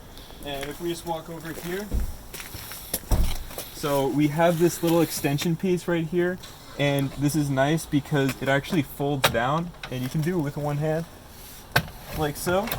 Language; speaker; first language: English; native; English